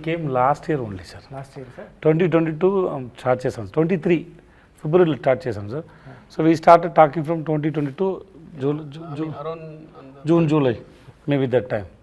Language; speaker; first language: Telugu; non-native, learner; Tamil